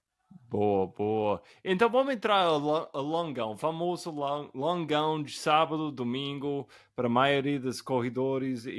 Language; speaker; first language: Portuguese; non-native, fluent; English